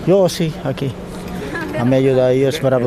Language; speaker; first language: Spanish; non-native, learner; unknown